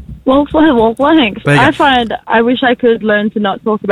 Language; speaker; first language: English; native; English